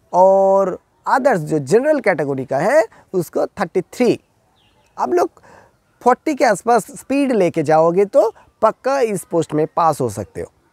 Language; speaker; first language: Hindi; non-native, local second language; Bangla